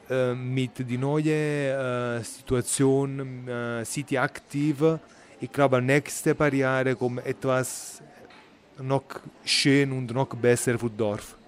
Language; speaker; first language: German; non-native, learner; Italian